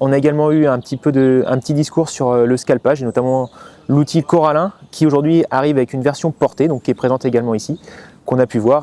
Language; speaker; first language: French; native; French